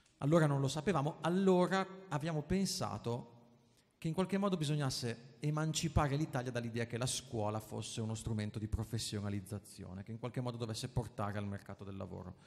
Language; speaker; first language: Italian; native; Italian